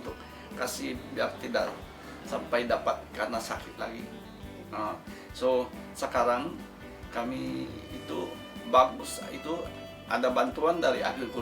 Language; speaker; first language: Indonesian; non-native, local second language; Tetum